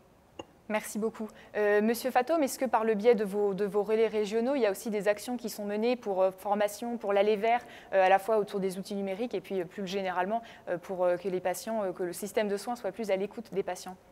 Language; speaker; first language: French; native; French